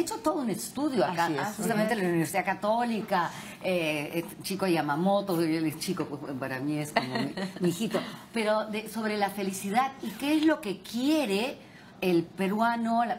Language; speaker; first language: Spanish; native; Spanish